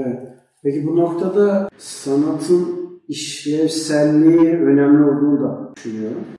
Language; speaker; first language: Turkish; native; Turkish